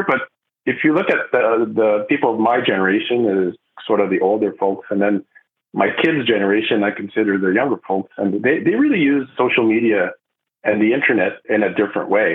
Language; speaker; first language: English; non-native, fluent; French